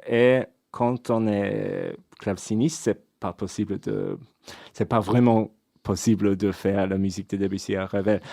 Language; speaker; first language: French; non-native, fluent; English